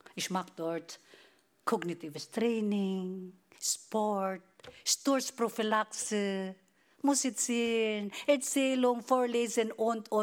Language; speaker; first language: German; non-native, fluent; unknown